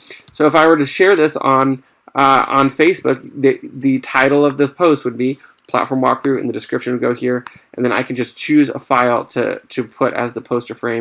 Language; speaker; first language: English; native; English